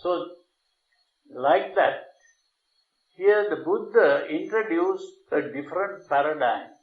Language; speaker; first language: English; non-native, local second language; Sinhala